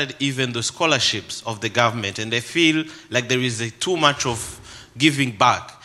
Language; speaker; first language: English; non-native, local second language; Kinyarwanda